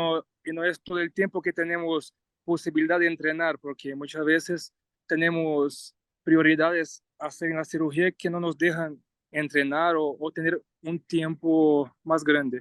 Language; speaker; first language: Spanish; non-native, learner; Portuguese